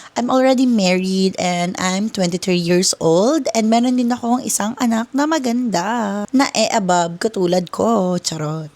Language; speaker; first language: Filipino; native; Filipino